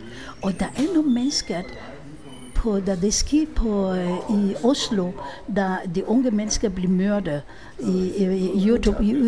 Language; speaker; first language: Danish; non-native, fluent; Hebrew